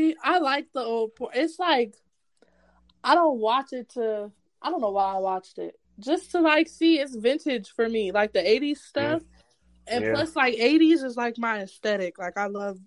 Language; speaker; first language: English; native; English